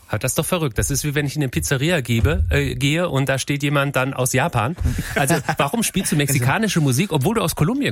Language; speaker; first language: German; native; German